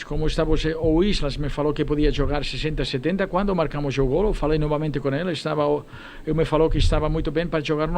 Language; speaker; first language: Portuguese; non-native, fluent; Spanish